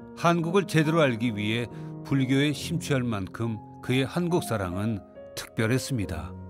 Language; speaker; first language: Korean; native; Korean